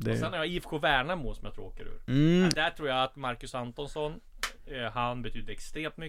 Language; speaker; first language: Swedish; native; Swedish